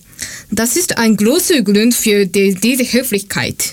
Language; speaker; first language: German; non-native, fluent; Japanese